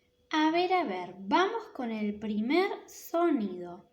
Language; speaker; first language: Spanish; native; Spanish